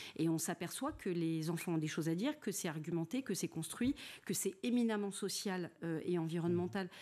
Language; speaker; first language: French; native; French